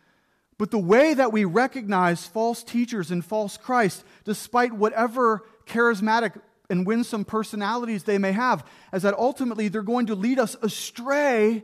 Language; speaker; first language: English; native; English